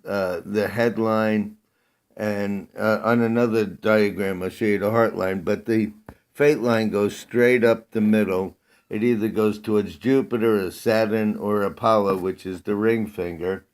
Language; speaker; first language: English; native; English